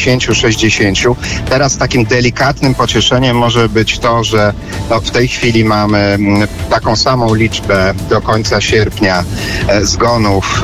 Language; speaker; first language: Polish; native; Polish